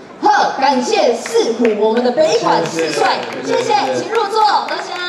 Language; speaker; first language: Chinese; native; Chinese